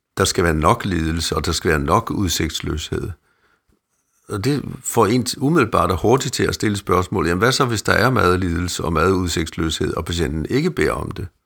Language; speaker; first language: Danish; native; Danish